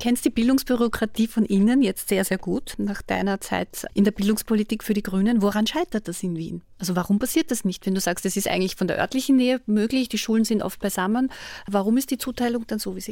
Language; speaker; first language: German; native; German